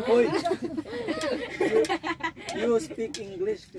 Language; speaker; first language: English; non-native, learner; Cebuano